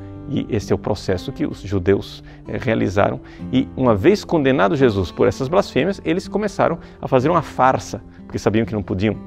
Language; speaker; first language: Portuguese; native; Portuguese